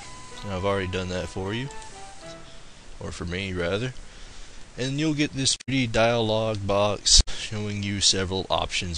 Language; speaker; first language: English; native; English